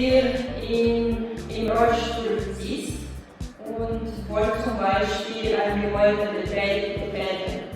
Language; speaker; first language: German; non-native, fluent; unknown